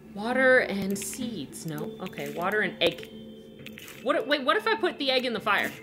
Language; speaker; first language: English; native; English